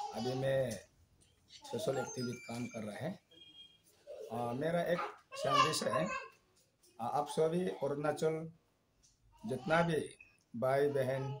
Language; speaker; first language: Hindi; non-native, local second language; Nyishi